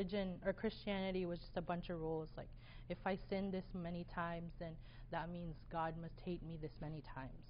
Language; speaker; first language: English; early bilingual, other home language; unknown